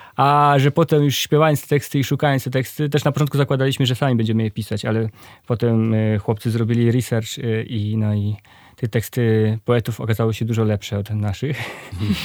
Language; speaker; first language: Polish; native; Polish